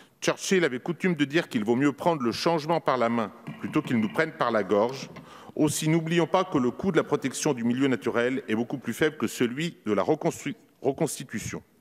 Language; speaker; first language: French; native; French